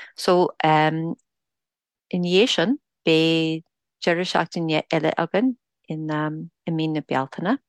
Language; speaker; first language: Irish; non-native, fluent; English